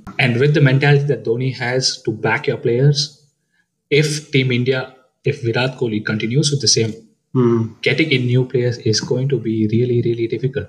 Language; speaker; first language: English; non-native, local second language; Tamil